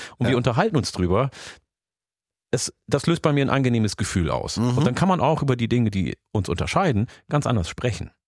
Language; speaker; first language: German; non-native, fluent; Oromo